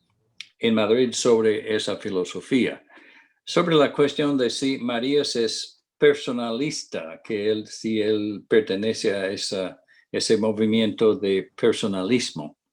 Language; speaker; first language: Spanish; non-native, fluent; English